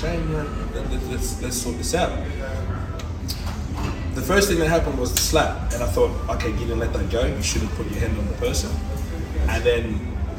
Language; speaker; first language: English; non-native, local second language; Nyanja